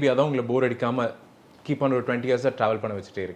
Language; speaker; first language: Tamil; native; Tamil